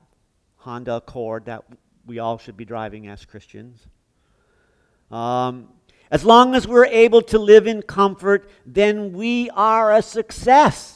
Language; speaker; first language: English; native; English